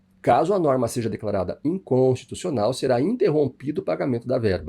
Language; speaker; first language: Portuguese; native; Portuguese